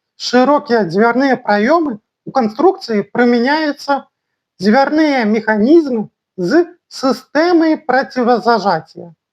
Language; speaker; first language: Belarusian; non-native, local second language; Russian